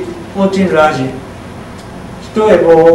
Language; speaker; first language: Russian; non-native, learner; Japanese